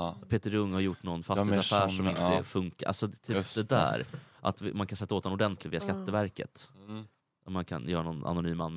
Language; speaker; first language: Swedish; native; Swedish